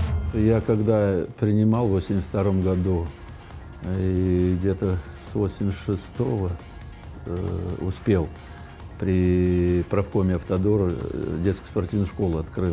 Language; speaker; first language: Russian; native; Russian